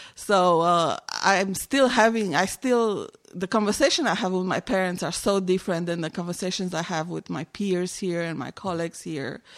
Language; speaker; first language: English; non-native, fluent; Romanian